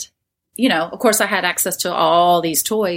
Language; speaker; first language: English; native; English